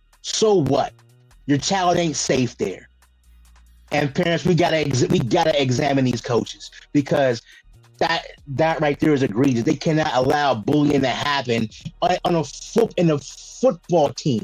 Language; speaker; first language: English; native; English